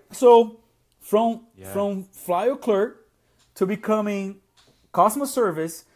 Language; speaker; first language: English; non-native, fluent; Portuguese